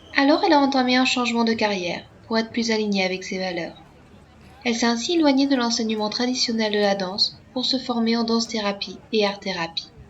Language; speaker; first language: French; native; French